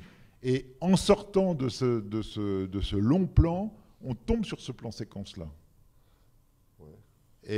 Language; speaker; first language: French; native; French